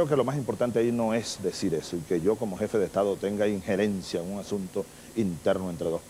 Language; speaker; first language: Spanish; native; Spanish